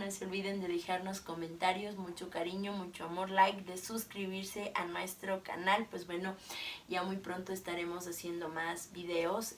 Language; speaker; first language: Spanish; native; Spanish